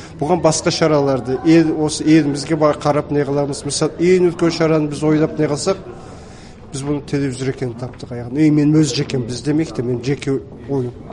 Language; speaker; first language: Kazakh; early bilingual, heritage; Kazakh